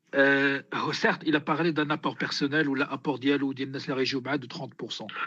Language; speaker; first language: French; non-native, local second language; Arabic